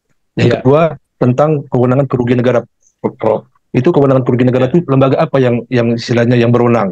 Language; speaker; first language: Indonesian; native; Indonesian